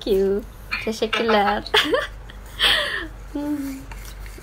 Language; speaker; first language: Turkish; non-native, fluent; Malay